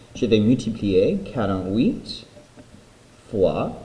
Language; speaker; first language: French; non-native, learner; English